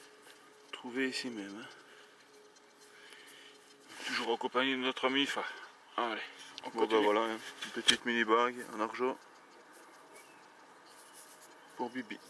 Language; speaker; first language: French; native; French